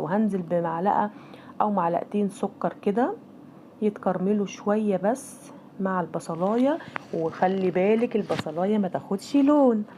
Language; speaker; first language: Arabic; native; Arabic